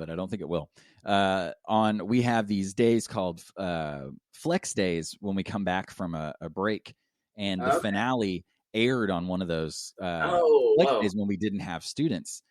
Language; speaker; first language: English; native; English